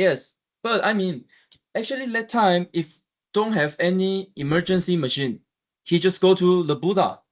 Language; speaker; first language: English; non-native, learner; Chinese